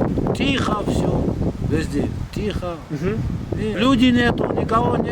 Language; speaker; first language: Russian; non-native, fluent; Georgian